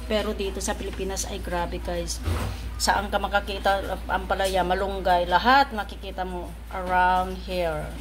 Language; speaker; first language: Filipino; non-native, local second language; Iloko